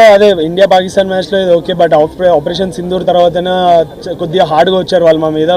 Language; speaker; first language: Telugu; native; Telugu